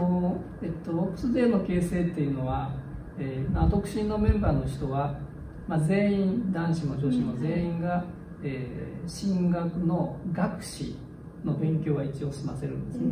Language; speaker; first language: Japanese; native; Japanese